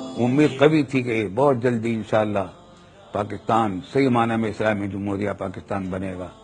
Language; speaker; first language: Urdu; native; Urdu